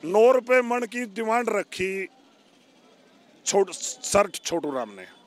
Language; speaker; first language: Hindi; native; Hindi